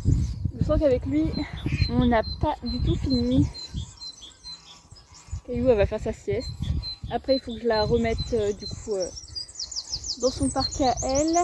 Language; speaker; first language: French; native; French